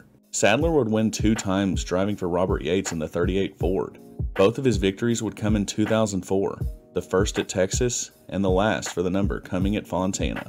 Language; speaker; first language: English; native; English